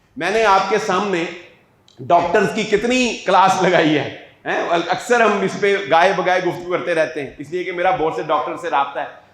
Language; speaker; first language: Urdu; native; Urdu